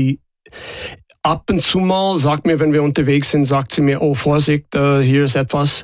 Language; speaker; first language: German; non-native, fluent; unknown